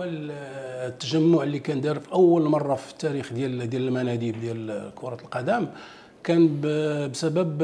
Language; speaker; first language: Arabic; native; Arabic